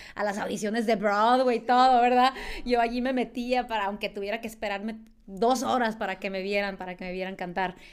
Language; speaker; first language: Spanish; early bilingual, heritage; Spanish